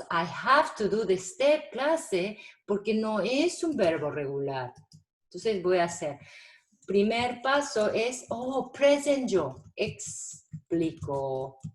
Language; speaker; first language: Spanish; non-native, fluent; Korean